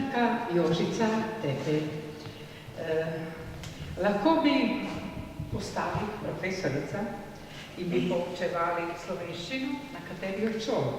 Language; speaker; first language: Slovenian; native; Slovenian